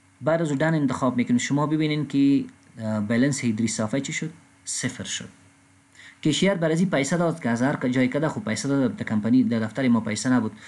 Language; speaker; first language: Persian; non-native, local second language; Pashto